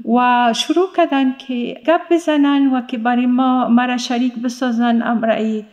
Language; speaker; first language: Persian; non-native, fluent; Arabic